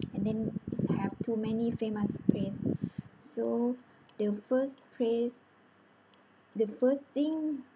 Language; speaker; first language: English; non-native, learner; Thai